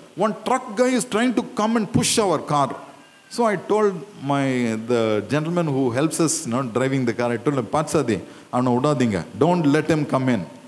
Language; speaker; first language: English; non-native, local second language; Tamil